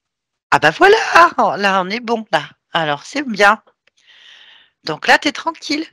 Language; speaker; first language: French; native; French